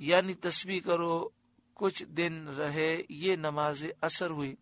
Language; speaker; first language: Urdu; native; Urdu